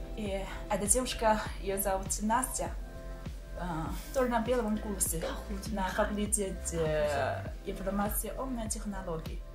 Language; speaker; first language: Russian; non-native, learner; Chinese